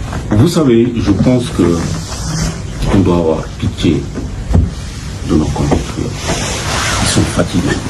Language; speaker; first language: French; non-native, local second language; Wolof